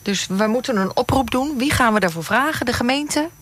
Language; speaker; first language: Dutch; native; Dutch